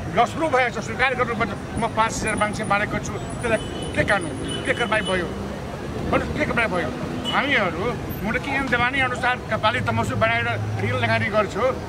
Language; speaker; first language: Nepali; non-native, local second language; Maithili